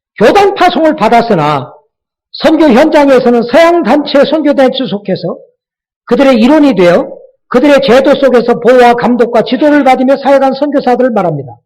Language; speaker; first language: Korean; native; Korean